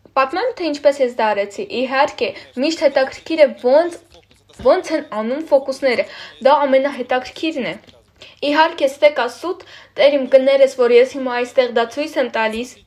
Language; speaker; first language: Armenian; non-native, local second language; Russian